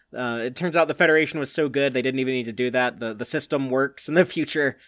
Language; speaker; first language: English; native; English